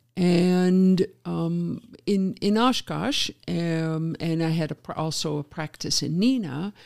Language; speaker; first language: English; non-native, fluent; Dutch